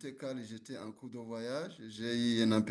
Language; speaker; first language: French; non-native, local second language; Rundi